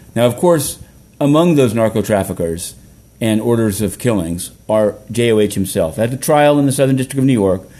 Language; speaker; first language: English; native; English